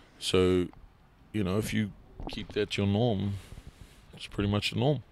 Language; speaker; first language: English; native; English